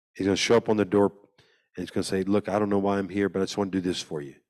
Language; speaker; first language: English; native; English